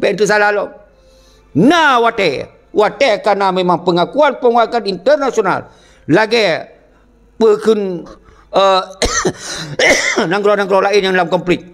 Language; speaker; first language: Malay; non-native, local second language; Achinese